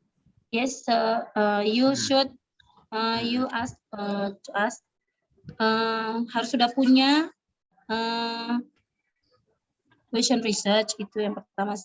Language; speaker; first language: English; non-native, learner; Indonesian